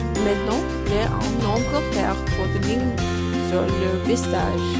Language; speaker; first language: French; non-native, learner; English